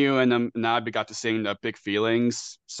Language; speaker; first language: English; native; English